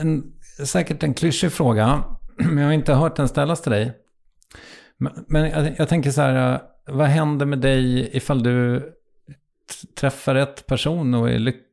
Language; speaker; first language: Swedish; native; Swedish